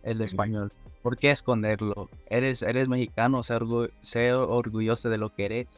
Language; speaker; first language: Spanish; early bilingual, heritage; Spanish